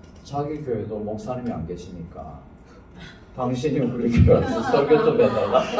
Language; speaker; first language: Korean; native; Korean